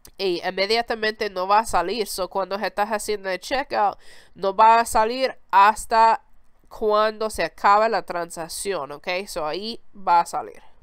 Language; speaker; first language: Spanish; early bilingual, heritage; Spanish